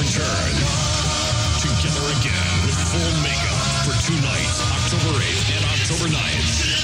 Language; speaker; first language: English; native; English